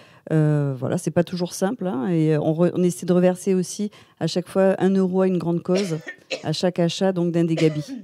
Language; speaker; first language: French; native; French